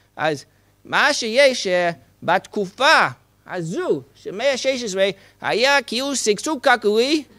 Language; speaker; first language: Hebrew; non-native, fluent; English